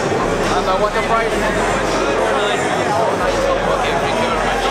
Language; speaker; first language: English; non-native, learner; French